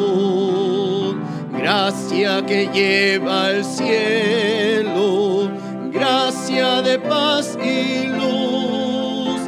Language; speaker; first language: Spanish; native; Spanish